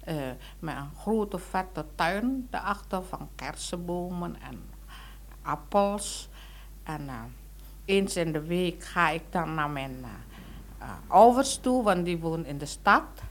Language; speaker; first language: Dutch; non-native, local second language; Indonesian